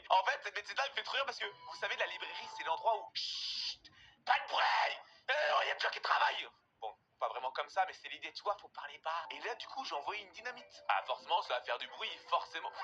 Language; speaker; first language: French; native; French